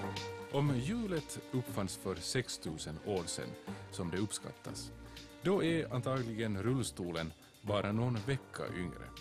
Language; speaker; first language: Swedish; native; Swedish